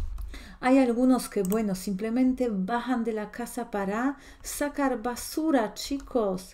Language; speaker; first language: Spanish; non-native, fluent; Polish